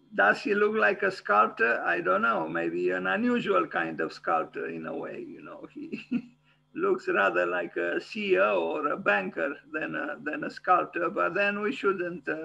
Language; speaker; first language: English; non-native, fluent; Romanian